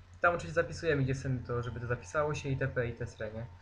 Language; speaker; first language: Polish; native; Polish